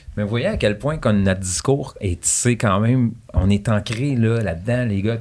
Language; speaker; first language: French; native; French